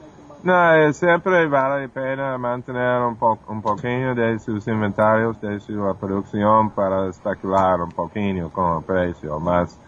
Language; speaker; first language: Portuguese; non-native, fluent; English